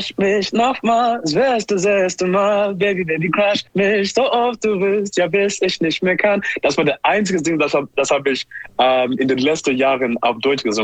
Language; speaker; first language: German; non-native, learner; English